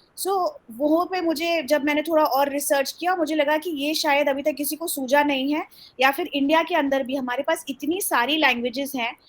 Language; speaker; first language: Hindi; early bilingual, heritage; Hindi